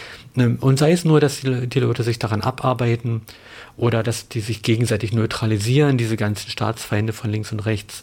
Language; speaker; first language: German; native; German